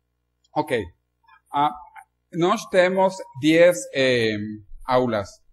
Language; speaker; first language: Spanish; non-native, learner; Portuguese